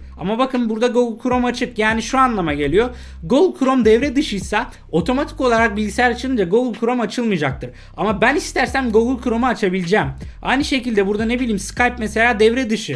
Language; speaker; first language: Turkish; native; Turkish